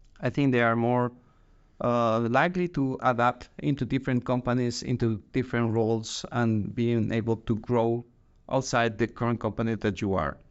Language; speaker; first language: English; non-native, fluent; Spanish